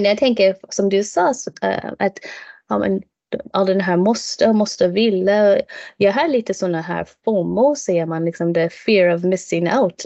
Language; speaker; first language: Swedish; non-native, fluent; English